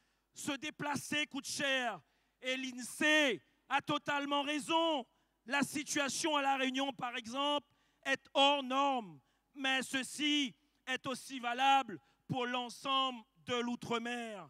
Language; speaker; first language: French; native; French